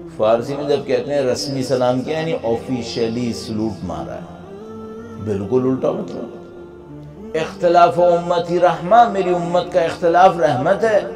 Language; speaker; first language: Urdu; native; Urdu